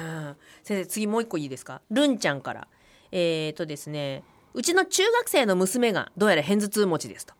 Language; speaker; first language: Japanese; native; Japanese